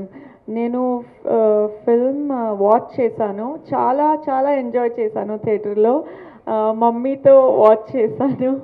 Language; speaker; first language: Telugu; non-native, local second language; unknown